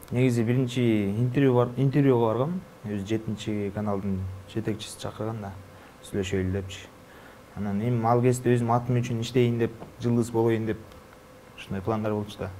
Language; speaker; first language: Kyrgyz; non-native, local second language; Russian